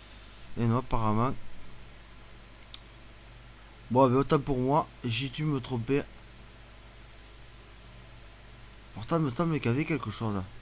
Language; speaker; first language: French; native; French